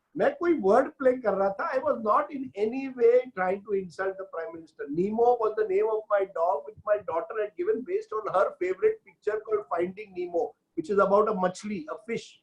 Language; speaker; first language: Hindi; non-native, local second language; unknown